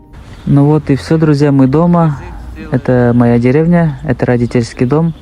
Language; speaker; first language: Russian; non-native, local second language; Tatar